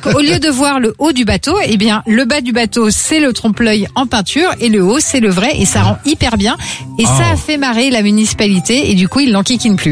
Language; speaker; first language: French; native; French